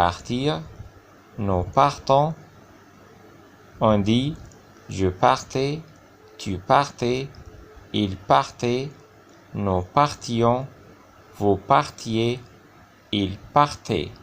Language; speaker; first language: French; non-native, fluent; Arabic